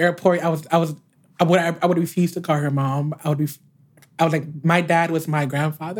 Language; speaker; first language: English; native; English